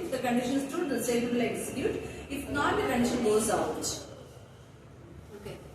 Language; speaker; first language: English; non-native, local second language; Tamil